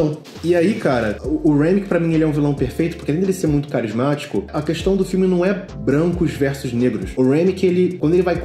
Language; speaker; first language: Portuguese; native; Portuguese